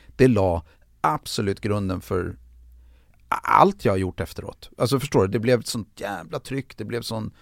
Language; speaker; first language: Swedish; native; Swedish